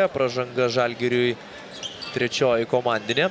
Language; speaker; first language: Lithuanian; native; Lithuanian